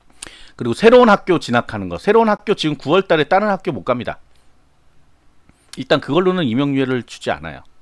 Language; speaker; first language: Korean; native; Korean